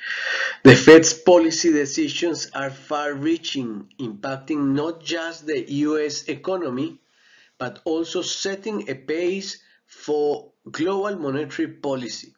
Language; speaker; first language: English; non-native, fluent; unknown